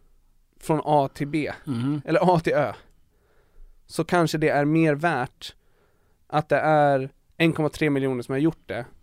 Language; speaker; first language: Swedish; native; Swedish